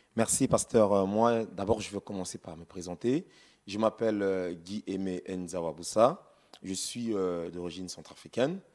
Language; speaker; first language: French; non-native, local second language; Sango